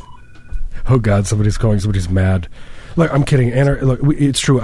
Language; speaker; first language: English; native; English